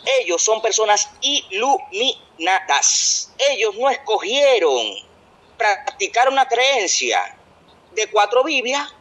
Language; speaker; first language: Spanish; native; Spanish